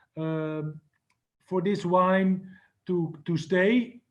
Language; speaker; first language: English; non-native, fluent; Dutch